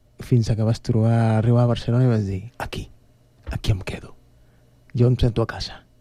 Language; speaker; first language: Catalan; non-native, fluent; Spanish